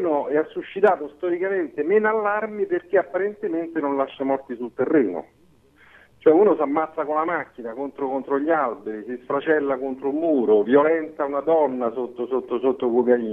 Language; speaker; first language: Italian; native; Italian